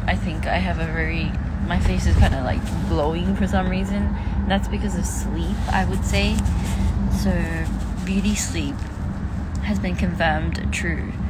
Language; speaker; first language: English; early bilingual, other home language; Korean